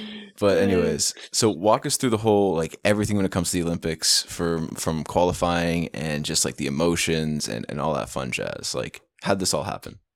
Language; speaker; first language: English; native; English